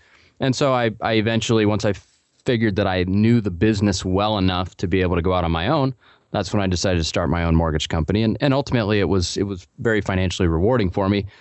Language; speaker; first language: English; native; English